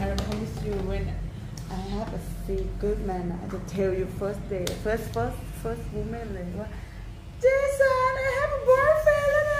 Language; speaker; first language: English; non-native, learner; Thai